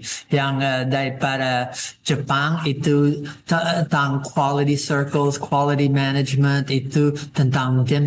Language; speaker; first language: Indonesian; non-native, fluent; English